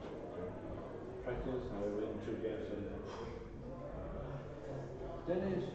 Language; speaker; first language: English; non-native, learner; Norwegian